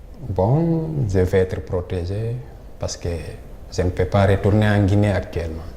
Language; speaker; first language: French; non-native, local second language; Fula